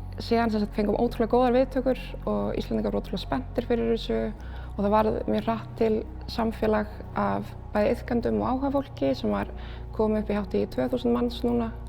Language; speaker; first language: Icelandic; native; Icelandic